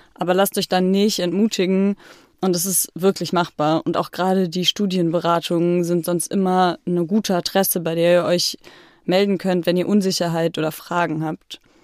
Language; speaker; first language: German; native; German